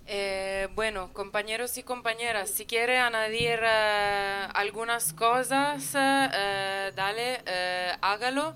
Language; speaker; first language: Spanish; non-native, fluent; Italian